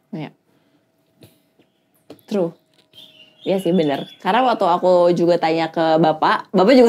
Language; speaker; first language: Indonesian; native; Indonesian